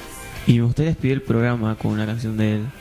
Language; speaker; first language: Spanish; native; Spanish